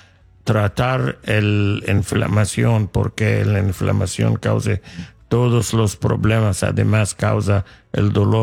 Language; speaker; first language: Spanish; non-native, fluent; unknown